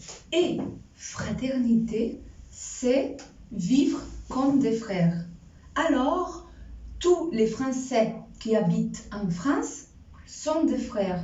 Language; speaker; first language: French; non-native, fluent; Spanish